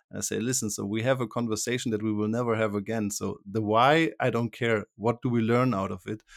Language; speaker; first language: English; non-native, fluent; German